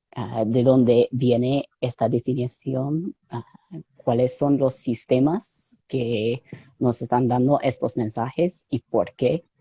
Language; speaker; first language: Spanish; non-native, fluent; English